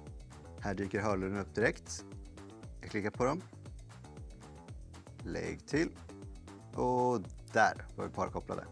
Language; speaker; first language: Swedish; native; Swedish